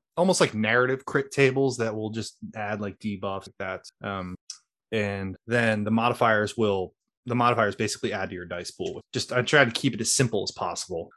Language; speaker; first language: English; native; English